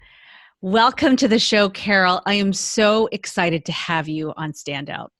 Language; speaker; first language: English; native; English